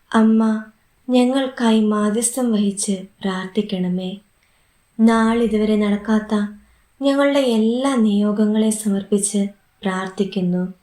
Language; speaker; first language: Malayalam; native; Malayalam